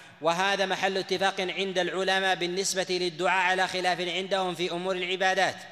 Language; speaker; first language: Arabic; native; Arabic